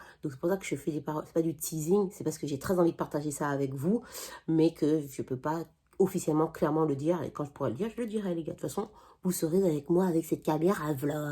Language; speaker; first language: French; native; French